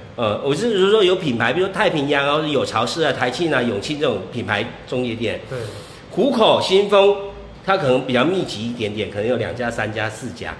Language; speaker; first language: Chinese; native; Chinese